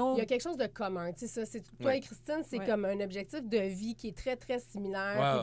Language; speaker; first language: French; native; French